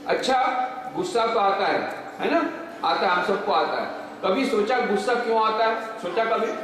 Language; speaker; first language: Hindi; non-native, local second language; Gujarati